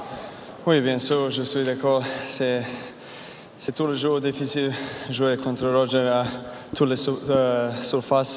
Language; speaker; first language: French; non-native, learner; Serbian